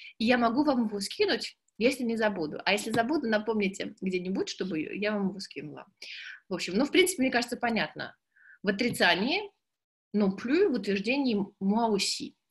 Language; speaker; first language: Russian; native; Russian